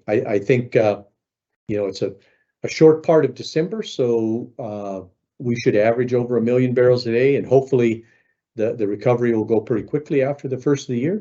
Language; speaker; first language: English; native; English